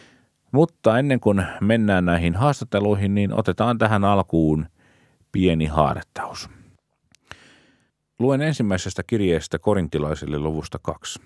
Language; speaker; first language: Finnish; native; Finnish